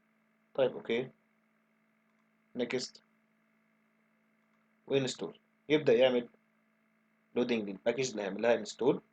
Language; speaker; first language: Arabic; native; Arabic